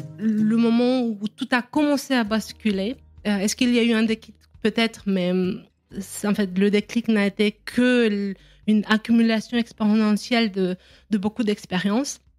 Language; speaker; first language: French; non-native, fluent; Romanian